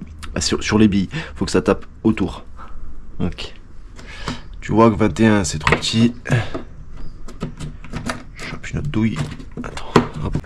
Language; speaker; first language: French; native; French